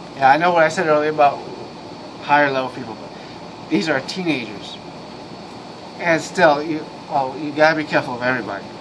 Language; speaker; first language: English; native; English